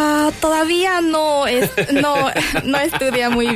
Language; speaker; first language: Spanish; non-native, learner; Chinese